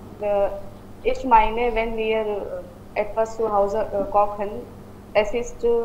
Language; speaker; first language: German; non-native, learner; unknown